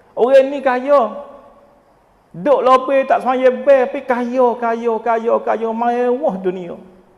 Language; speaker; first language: Malay; native; Malay